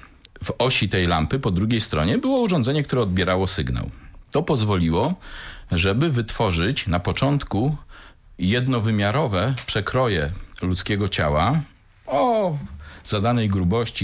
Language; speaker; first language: Polish; native; Polish